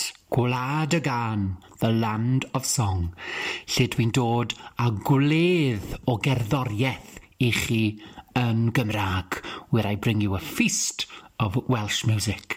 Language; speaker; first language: Welsh; native; Welsh